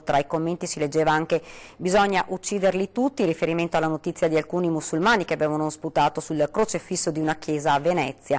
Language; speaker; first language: Italian; native; Italian